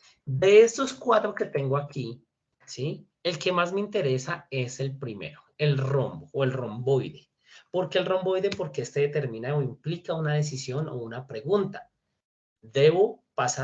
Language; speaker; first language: Spanish; native; Spanish